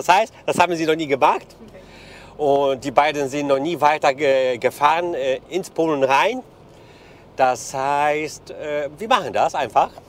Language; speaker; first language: German; non-native, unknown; Polish